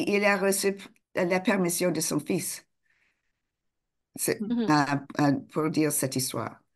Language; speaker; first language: French; non-native, fluent; English